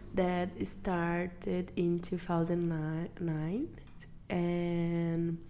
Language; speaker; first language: English; non-native, fluent; Portuguese